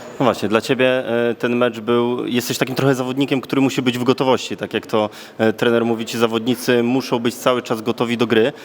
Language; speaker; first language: Polish; native; Polish